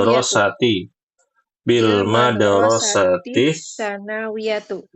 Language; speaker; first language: Arabic; non-native, learner; Indonesian